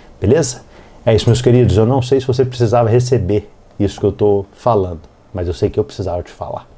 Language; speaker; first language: Portuguese; native; Portuguese